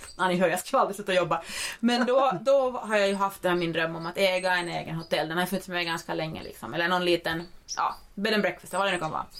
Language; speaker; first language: Swedish; native; Swedish